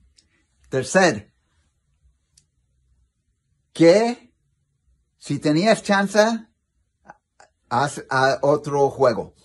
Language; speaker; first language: Spanish; non-native, learner; English